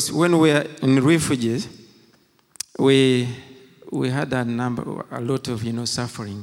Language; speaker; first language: English; non-native, local second language; Kinyarwanda